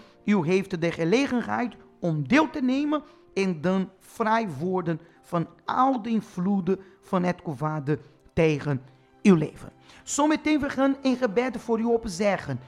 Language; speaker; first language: Dutch; non-native, fluent; Portuguese